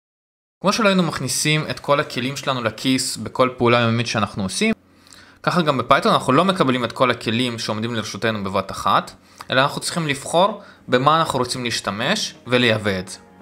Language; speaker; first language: Hebrew; native; Hebrew